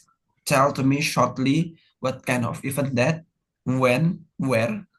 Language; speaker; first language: English; non-native, fluent; Indonesian